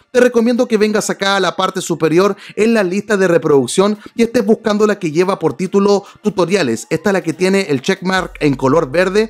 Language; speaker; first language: Spanish; native; Spanish